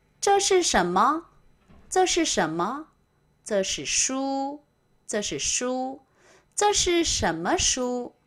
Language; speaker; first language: Chinese; non-native, fluent; Korean